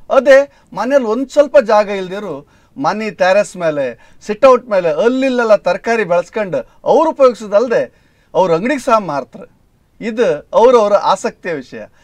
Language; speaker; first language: Kannada; native; Kannada